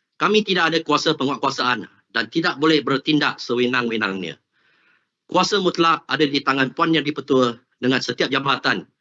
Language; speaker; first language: Malay; non-native, local second language; Cantonese